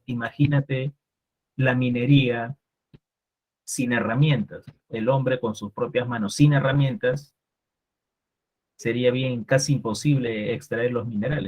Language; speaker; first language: Spanish; native; Spanish